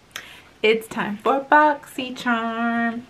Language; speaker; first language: English; native; English